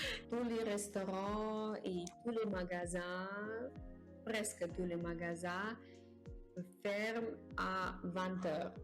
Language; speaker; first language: French; non-native, learner; Japanese